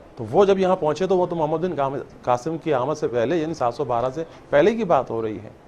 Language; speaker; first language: Urdu; non-native, local second language; Baluchi